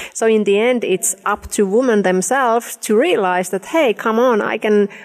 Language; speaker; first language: English; non-native, fluent; Finnish